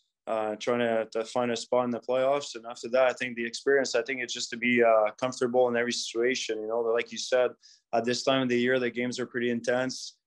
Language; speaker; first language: English; non-native, fluent; French